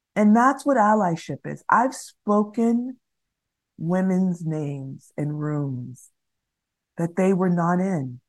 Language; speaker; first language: English; native; English